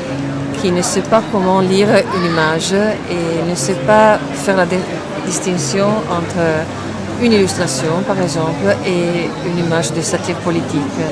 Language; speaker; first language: French; non-native, fluent; Italian